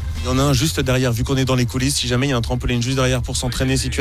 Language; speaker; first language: French; native; French